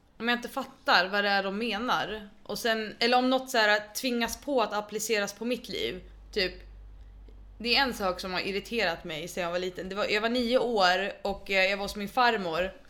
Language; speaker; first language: Swedish; early bilingual, other home language; Arabic